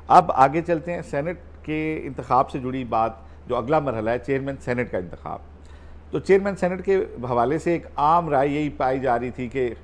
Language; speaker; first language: Urdu; native; Urdu